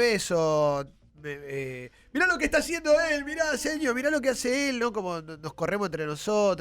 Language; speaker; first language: Spanish; native; Spanish